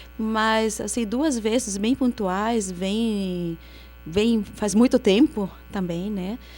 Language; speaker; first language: Portuguese; non-native, fluent; Spanish